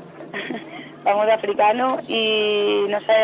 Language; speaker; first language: Spanish; native; Spanish